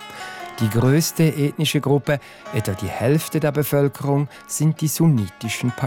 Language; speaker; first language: German; native; German